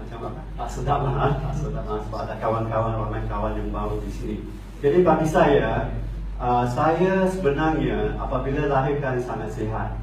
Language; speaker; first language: Malay; non-native, local second language; Min Nan Chinese